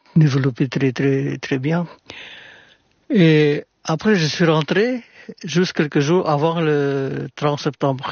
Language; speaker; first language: French; non-native, fluent; Indonesian